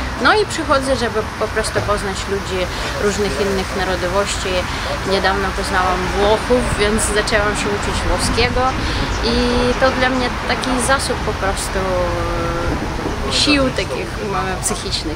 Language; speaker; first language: Polish; non-native, fluent; Ukrainian